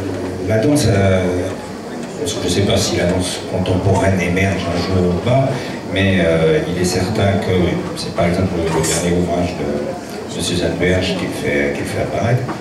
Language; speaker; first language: French; native; French